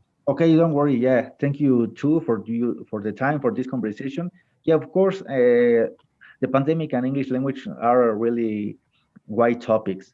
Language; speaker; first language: English; non-native, fluent; Spanish